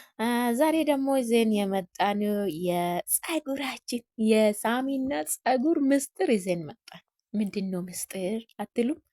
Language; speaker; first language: Amharic; non-native, local second language; Oromo